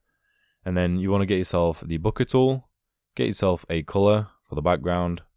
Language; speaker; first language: English; native; English